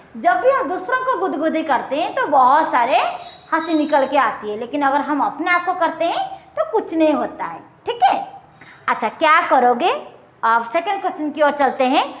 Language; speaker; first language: Hindi; non-native, local second language; Odia